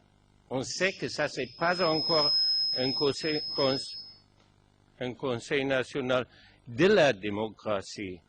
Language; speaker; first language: French; non-native, fluent; German